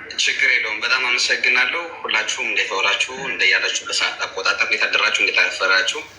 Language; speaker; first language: Amharic; native; Amharic